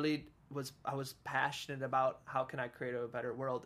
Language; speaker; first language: English; native; English